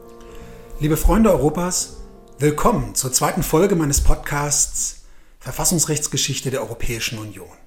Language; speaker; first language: German; native; German